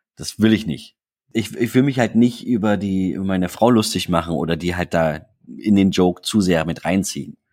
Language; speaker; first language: German; native; German